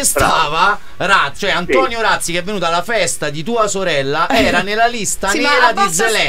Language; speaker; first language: Italian; native; Italian